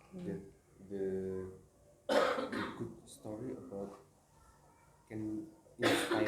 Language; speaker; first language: English; non-native, learner; Indonesian